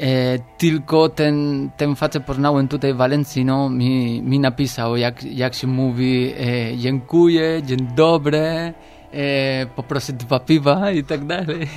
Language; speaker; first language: Polish; non-native, learner; Spanish